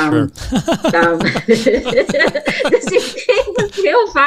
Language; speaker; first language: Dutch; non-native, learner; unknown